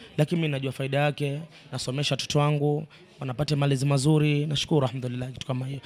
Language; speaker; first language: Swahili; native; Swahili